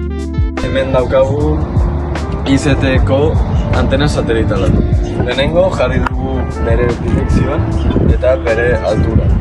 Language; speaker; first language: Basque; non-native, local second language; Spanish